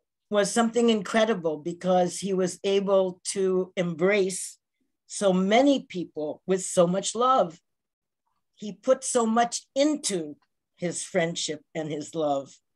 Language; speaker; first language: English; native; English